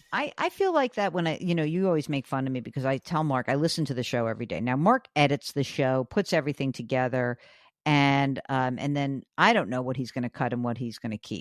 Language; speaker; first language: English; native; English